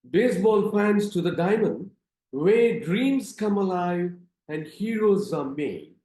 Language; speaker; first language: English; non-native, local second language; Tamil